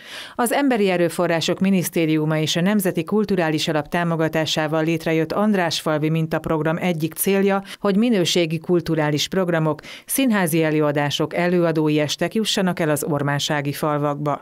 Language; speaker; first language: Hungarian; native; Hungarian